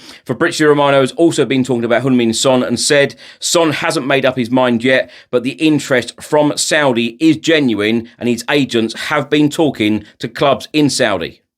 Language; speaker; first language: English; native; English